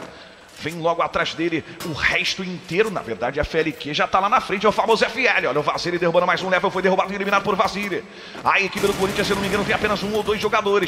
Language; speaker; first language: Portuguese; native; Portuguese